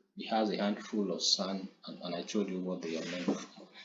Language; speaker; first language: English; non-native, local second language; Yoruba